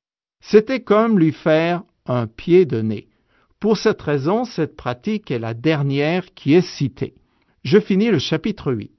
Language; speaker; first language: French; native; French